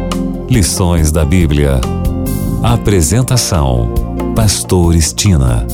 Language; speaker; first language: Portuguese; native; Portuguese